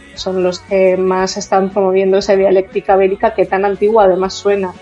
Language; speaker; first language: Spanish; native; Spanish